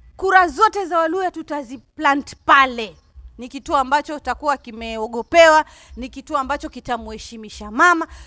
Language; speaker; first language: Swahili; native; Swahili